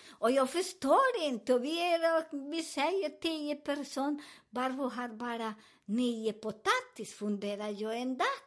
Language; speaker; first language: Swedish; non-native, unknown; Spanish